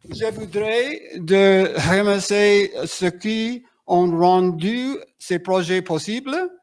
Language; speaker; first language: French; non-native, learner; English